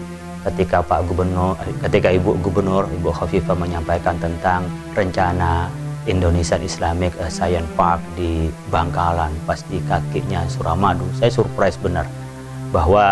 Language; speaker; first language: Indonesian; non-native, local second language; Madurese